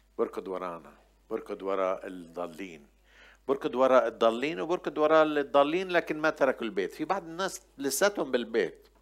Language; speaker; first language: Arabic; non-native, local second language; Armenian